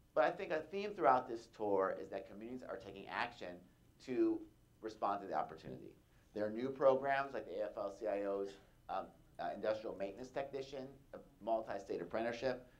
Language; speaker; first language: English; native; English